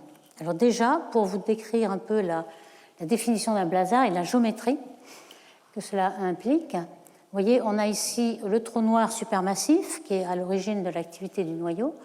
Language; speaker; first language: French; native; French